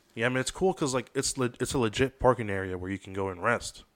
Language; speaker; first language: English; early bilingual, other home language; Spanish